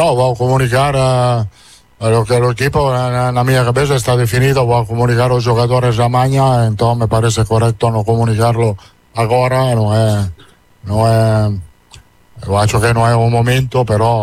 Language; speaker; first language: Portuguese; non-native, learner; Italian